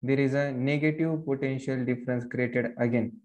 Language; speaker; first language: English; non-native, local second language; Marathi